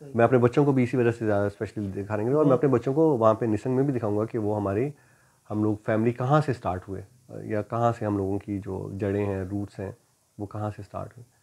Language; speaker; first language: Urdu; non-native, local second language; Punjabi